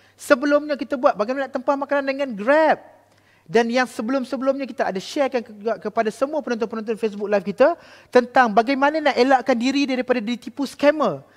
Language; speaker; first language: Malay; native; Malay